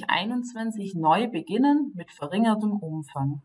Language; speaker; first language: German; native; German